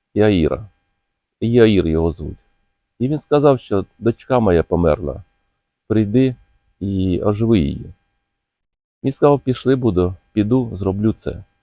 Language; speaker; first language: Ukrainian; native; Ukrainian